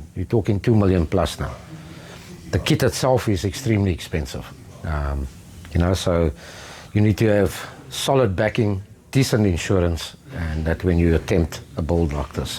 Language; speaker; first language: English; native; English